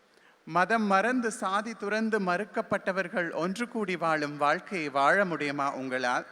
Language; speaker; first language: Tamil; native; Tamil